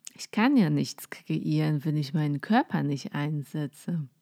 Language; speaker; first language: German; non-native, fluent; Polish